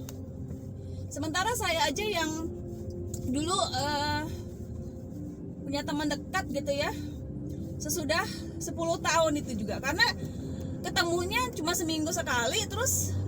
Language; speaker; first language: Indonesian; native; Indonesian